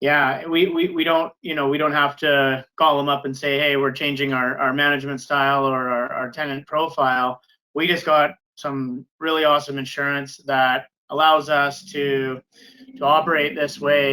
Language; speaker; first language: English; native; English